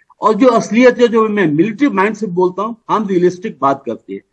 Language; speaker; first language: Hindi; native; Hindi